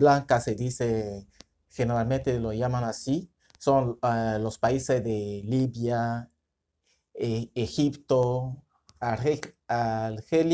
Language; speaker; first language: Spanish; non-native, fluent; French